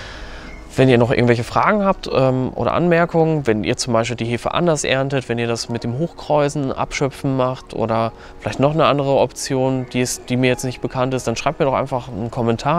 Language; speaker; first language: German; native; German